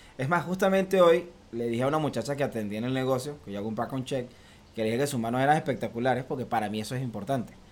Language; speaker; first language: Spanish; native; Spanish